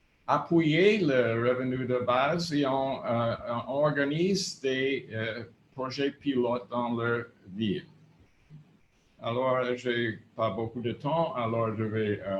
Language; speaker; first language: French; non-native, fluent; English